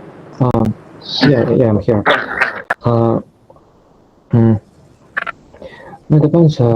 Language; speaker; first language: English; non-native, fluent; Russian